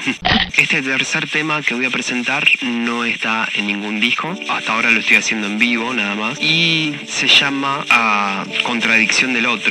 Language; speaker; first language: Spanish; native; Spanish